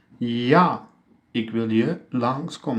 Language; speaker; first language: Dutch; non-native, learner; Turkish